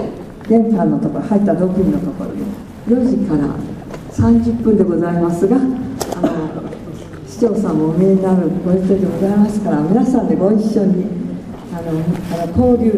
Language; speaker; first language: Japanese; native; Japanese